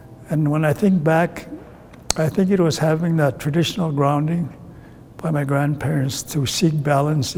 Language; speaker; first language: English; non-native, fluent; Cree